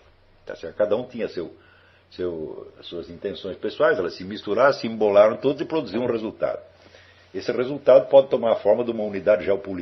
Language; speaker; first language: Portuguese; native; Portuguese